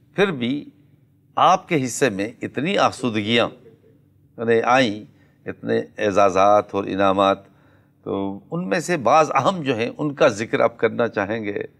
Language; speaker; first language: Urdu; native; Urdu